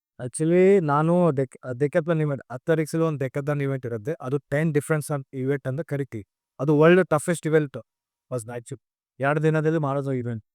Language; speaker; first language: Kannada; non-native, local second language; Lambadi